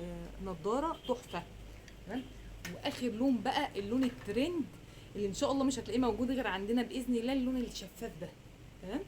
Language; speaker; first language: Arabic; native; Arabic